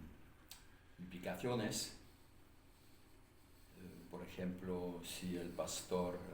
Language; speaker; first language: Spanish; non-native, fluent; English